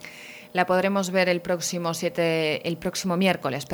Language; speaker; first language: Spanish; native; Spanish